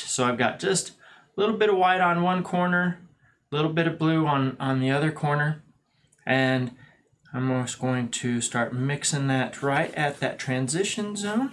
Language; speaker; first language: English; native; English